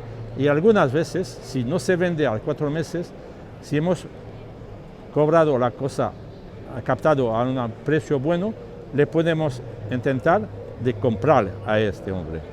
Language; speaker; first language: Spanish; non-native, learner; French